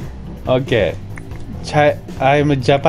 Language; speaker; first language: English; non-native, learner; Japanese